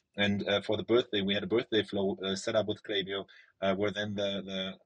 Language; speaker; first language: English; non-native, fluent; German